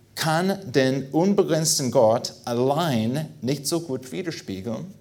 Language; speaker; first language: German; non-native, fluent; English